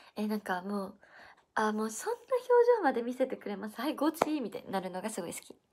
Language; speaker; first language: Japanese; native; Japanese